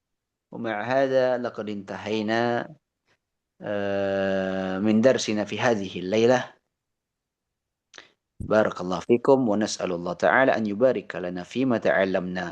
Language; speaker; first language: Arabic; non-native, fluent; Indonesian